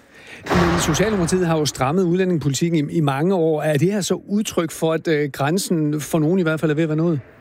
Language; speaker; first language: Danish; native; Danish